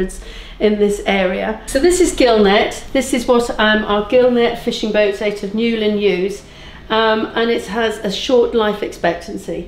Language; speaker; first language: English; native; English